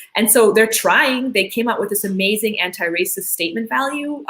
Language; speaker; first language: English; early bilingual, other home language; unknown